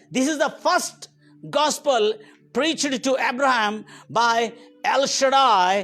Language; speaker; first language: English; non-native, local second language; Kannada